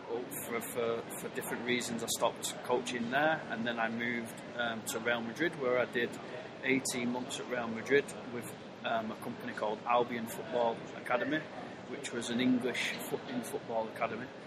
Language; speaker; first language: English; native; English